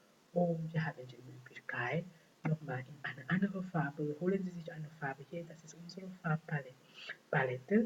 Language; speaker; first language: German; non-native, fluent; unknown